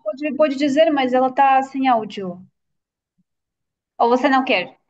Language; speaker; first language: Portuguese; non-native, fluent; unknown